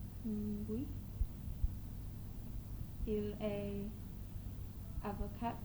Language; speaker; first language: French; non-native, learner; English